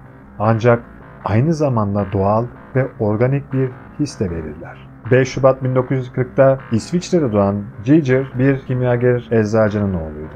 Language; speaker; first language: Turkish; native; Turkish